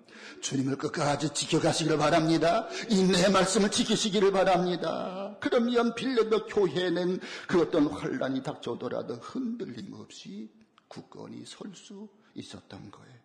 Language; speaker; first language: Korean; native; Korean